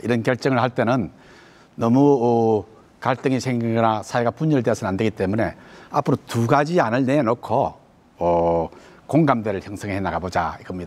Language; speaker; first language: Korean; native; Korean